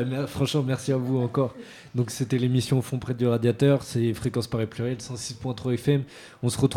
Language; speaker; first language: French; native; French